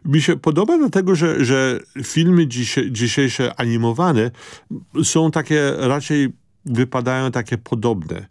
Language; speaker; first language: Polish; early bilingual, heritage; Polish